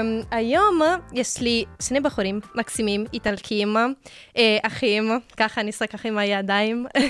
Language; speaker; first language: Hebrew; non-native, fluent; Italian